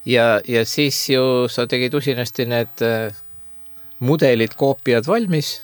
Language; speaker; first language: Estonian; native; Estonian